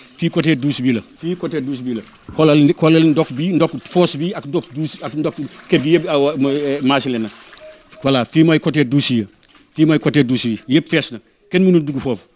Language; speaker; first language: Wolof; non-native, local second language; Fula